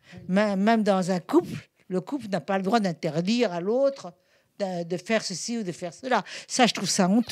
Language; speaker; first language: French; native; French